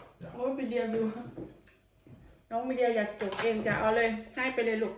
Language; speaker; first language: Dutch; non-native, learner; Thai